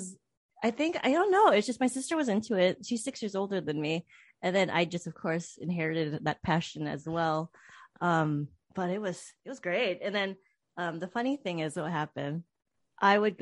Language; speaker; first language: English; native; English